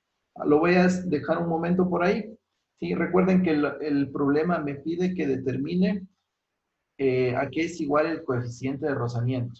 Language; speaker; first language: Spanish; native; Spanish